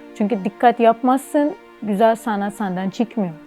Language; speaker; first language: Turkish; non-native, learner; Persian